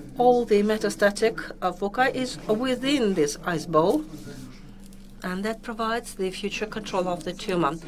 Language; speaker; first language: English; non-native, fluent; Russian